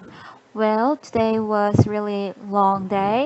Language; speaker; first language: English; non-native, learner; Korean